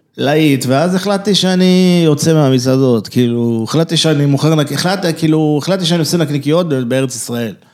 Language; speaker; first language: Hebrew; early bilingual, other home language; French